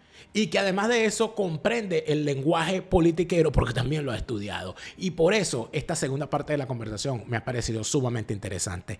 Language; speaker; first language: Spanish; native; Spanish